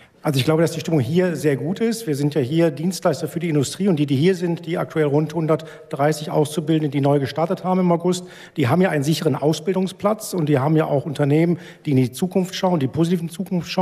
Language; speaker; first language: German; native; German